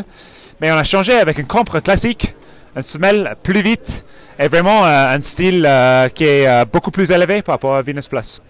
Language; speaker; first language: French; non-native, fluent; English